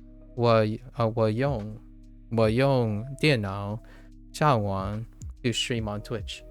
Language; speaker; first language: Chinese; non-native, learner; English